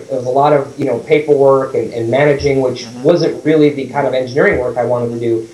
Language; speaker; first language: English; early bilingual, other home language; Persian